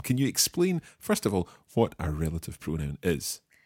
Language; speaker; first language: English; native; English